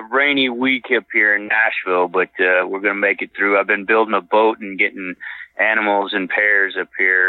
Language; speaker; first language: English; native; English